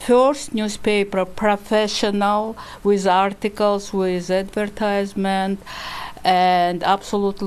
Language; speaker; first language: English; non-native, learner; Georgian